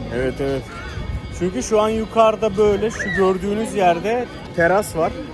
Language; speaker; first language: Turkish; native; Turkish